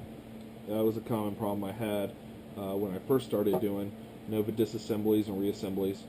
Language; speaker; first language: English; native; English